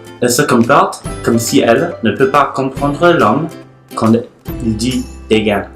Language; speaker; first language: French; non-native, learner; English